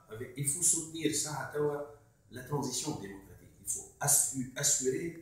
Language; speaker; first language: French; non-native, local second language; Arabic